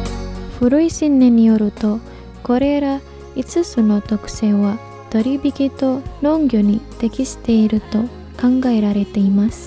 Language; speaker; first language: Japanese; non-native, fluent; Indonesian